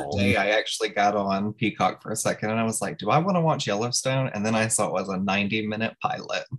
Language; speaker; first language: English; native; English